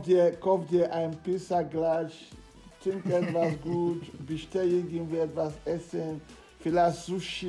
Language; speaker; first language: German; non-native, fluent; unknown